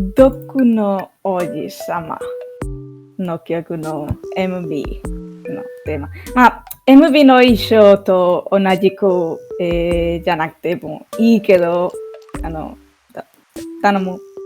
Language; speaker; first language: Japanese; non-native, fluent; English